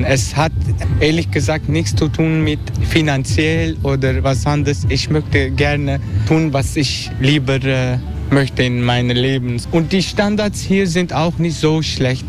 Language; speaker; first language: German; non-native, learner; Turkish